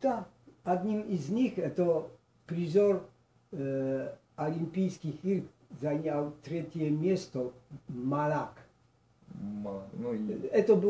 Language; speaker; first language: Russian; non-native, learner; Polish